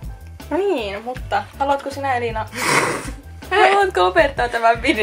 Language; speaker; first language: Finnish; native; Finnish